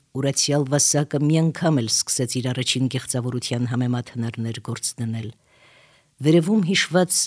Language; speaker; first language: Armenian; native; Armenian